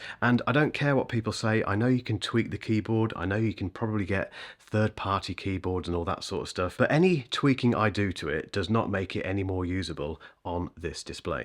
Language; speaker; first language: English; native; English